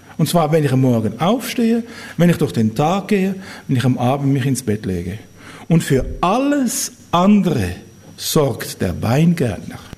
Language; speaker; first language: German; native; German